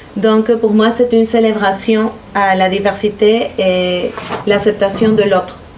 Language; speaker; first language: French; non-native, fluent; Spanish